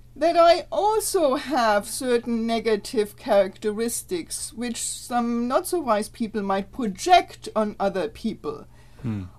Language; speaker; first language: English; non-native, fluent; German